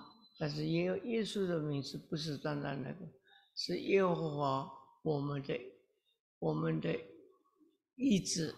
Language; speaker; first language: Chinese; early bilingual, heritage; Chinese